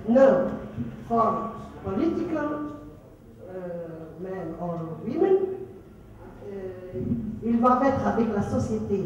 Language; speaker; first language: French; non-native, local second language; Arabic